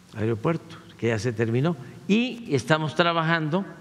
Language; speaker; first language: Spanish; native; Spanish